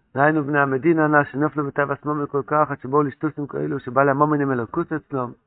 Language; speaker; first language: Hebrew; non-native, fluent; Yiddish